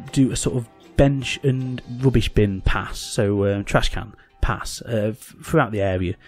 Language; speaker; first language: English; native; English